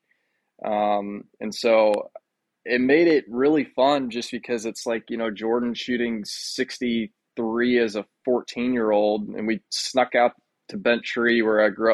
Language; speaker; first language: English; native; English